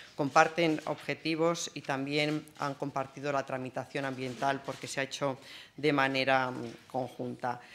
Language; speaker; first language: Spanish; native; Spanish